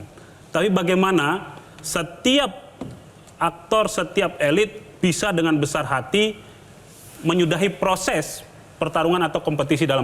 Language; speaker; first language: Indonesian; native; Indonesian